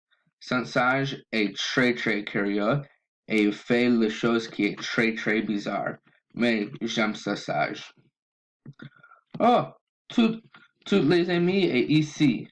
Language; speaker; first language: French; non-native, learner; English